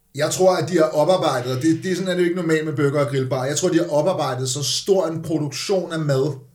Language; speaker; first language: Danish; native; Danish